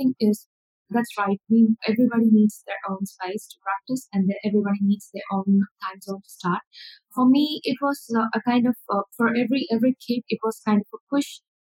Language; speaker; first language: English; non-native, local second language; Tamil